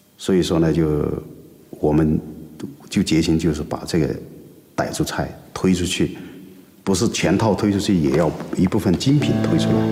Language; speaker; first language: Chinese; non-native, local second language; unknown